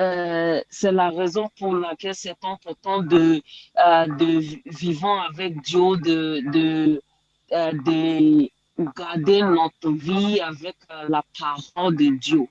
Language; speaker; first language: French; non-native, learner; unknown